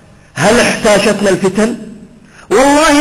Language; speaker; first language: Arabic; native; Arabic